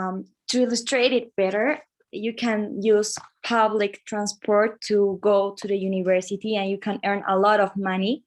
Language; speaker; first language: English; non-native, learner; Spanish